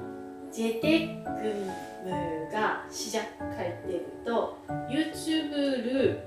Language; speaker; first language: Korean; non-native, learner; Japanese